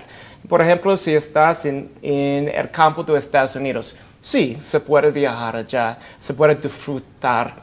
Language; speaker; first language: Spanish; non-native, fluent; English